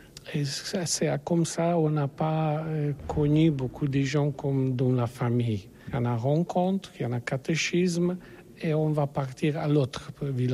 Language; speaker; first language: French; non-native, learner; Polish